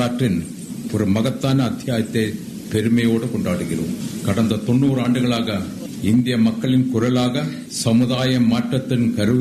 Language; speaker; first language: Tamil; native; Tamil